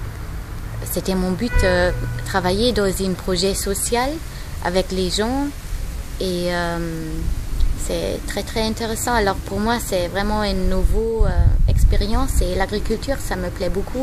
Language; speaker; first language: French; non-native, fluent; German